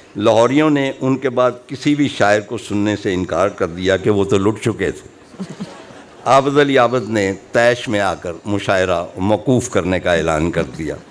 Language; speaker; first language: Urdu; non-native, local second language; Punjabi